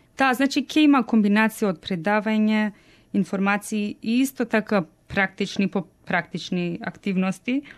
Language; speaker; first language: Macedonian; early bilingual, heritage; Macedonian